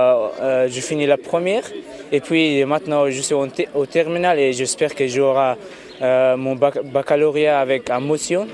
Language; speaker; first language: French; non-native, fluent; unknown